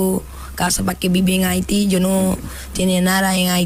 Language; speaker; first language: Spanish; early bilingual, other home language; Haitian Creole